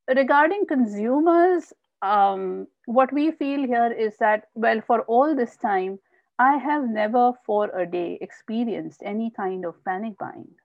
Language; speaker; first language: English; non-native, local second language; Hindi